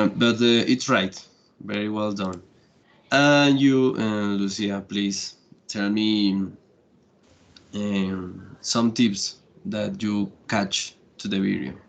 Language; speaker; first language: English; non-native, learner; Spanish